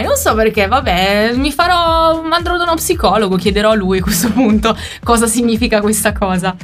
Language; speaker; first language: Italian; native; Italian